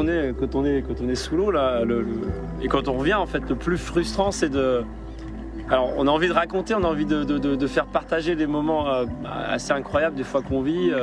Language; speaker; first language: French; native; French